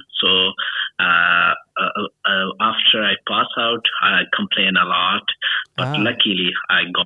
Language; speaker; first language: English; non-native, local second language; Urdu